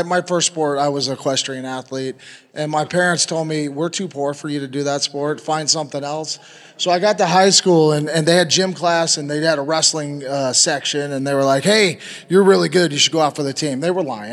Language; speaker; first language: English; native; English